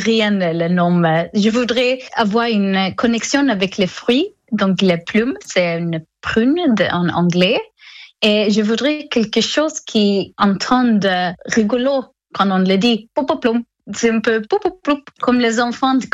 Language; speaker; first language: French; non-native, learner; Swedish